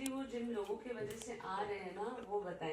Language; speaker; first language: Hindi; native; Hindi